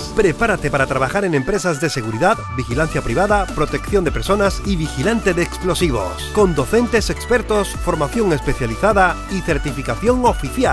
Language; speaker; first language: Spanish; native; Spanish